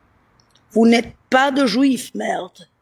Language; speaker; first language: French; non-native, learner; Italian